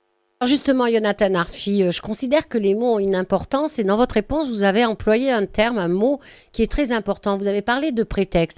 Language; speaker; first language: French; native; French